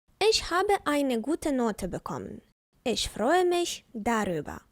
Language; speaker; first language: German; non-native, fluent; Ukrainian